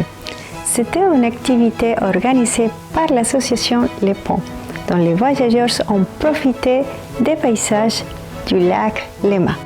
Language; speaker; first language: French; native; French